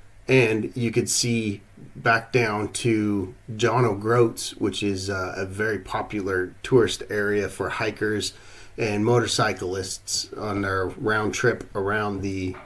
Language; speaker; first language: English; native; English